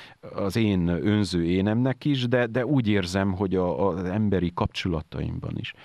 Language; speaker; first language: Hungarian; native; Hungarian